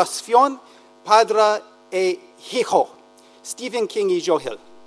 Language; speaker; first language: Spanish; non-native, learner; English